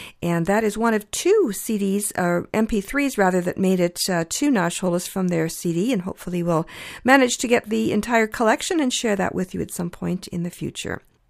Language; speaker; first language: English; early bilingual, other home language; Ukrainian